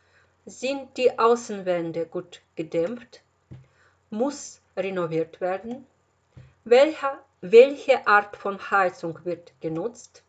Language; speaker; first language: German; non-native, fluent; Russian